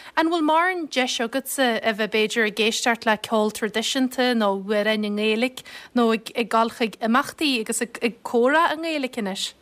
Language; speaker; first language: Irish; native; Irish